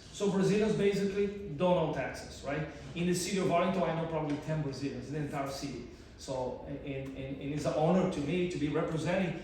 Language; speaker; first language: English; non-native, fluent; Portuguese